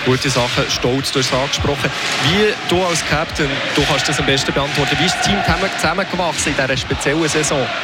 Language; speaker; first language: German; native; German